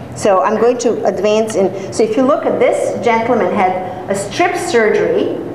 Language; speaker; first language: English; non-native, fluent; Serbian